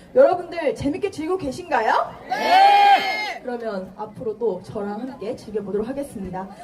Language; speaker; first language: Korean; native; Korean